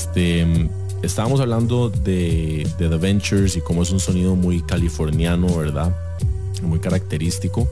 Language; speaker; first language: Spanish; native; Spanish